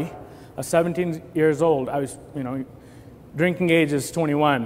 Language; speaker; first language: English; non-native, local second language; Telugu